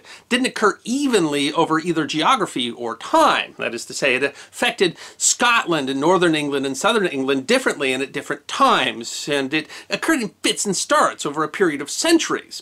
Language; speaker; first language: English; native; English